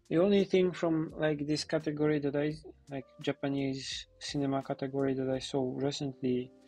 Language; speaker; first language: English; non-native, fluent; Polish